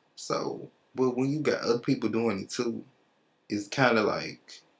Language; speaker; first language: English; native; English